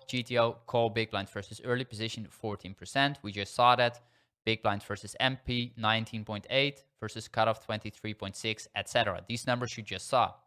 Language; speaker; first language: English; non-native, fluent; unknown